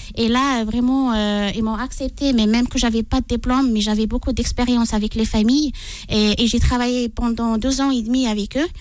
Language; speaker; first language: French; non-native, local second language; Arabic